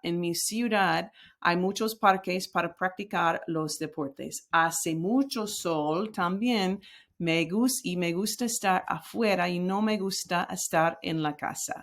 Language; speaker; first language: Spanish; non-native, fluent; English